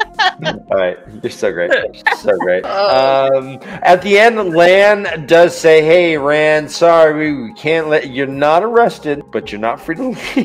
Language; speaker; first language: English; native; English